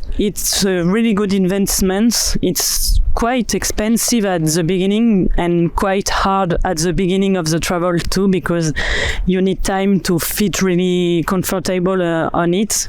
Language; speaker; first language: English; non-native, fluent; French